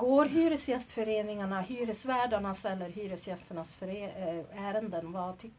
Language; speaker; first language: Swedish; native; Swedish